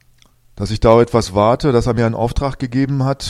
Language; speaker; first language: German; native; German